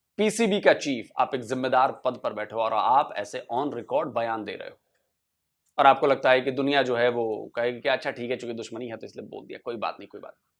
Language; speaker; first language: Hindi; native; Hindi